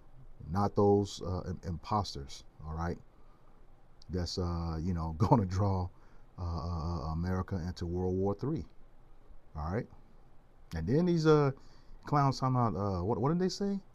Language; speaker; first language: English; native; English